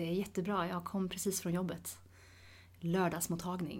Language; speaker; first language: Swedish; early bilingual, other home language; Tigrinya